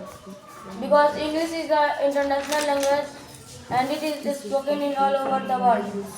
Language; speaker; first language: English; non-native, learner; Hindi